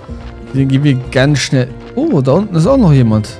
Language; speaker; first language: German; native; German